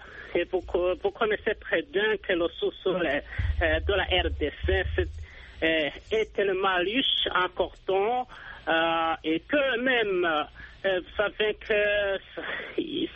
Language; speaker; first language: French; non-native, local second language; Rundi